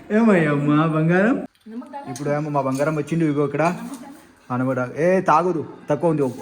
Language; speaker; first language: Telugu; non-native, learner; Hindi